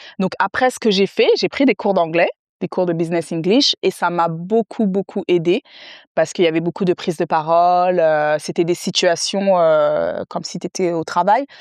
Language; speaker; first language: French; early bilingual, other home language; Wolof